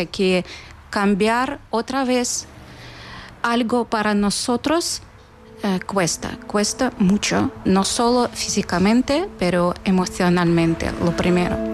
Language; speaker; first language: Spanish; non-native, fluent; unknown